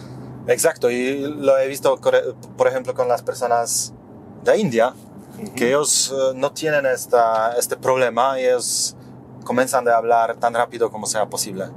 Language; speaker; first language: Spanish; non-native, fluent; Polish